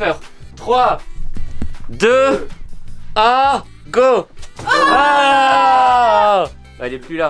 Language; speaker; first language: French; native; French